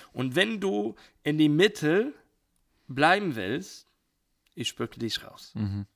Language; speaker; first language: German; non-native, learner; English